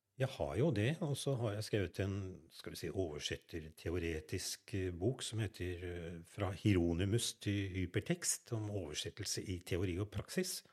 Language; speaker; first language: Norwegian; native; Norwegian